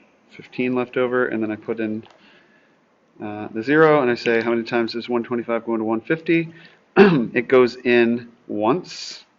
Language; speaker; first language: English; native; English